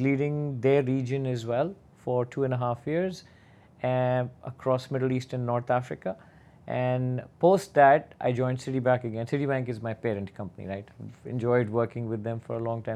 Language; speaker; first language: English; non-native, local second language; Urdu